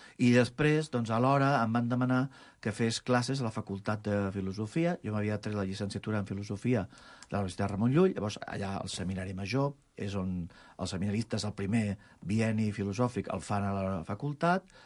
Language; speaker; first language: Catalan; non-native, local second language; Spanish